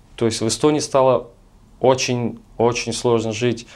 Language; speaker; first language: Russian; native; Russian